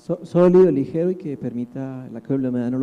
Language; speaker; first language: Spanish; native; Spanish